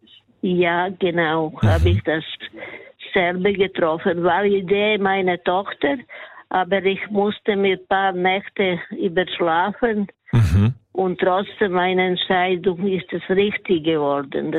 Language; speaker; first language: German; non-native, fluent; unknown